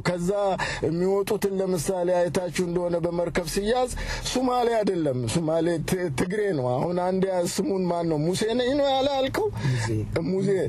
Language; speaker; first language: Amharic; native; Amharic